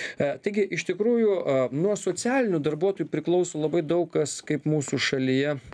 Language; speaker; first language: Lithuanian; native; Lithuanian